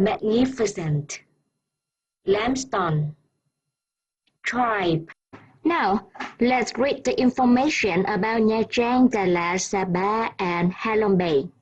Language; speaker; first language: English; non-native, fluent; Vietnamese